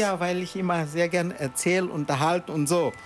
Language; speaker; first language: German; non-native, fluent; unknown